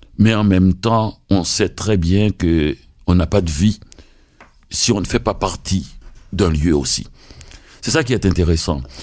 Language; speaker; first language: French; non-native, local second language; Haitian Creole